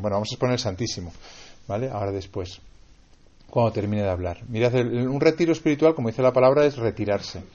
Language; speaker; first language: Spanish; native; Spanish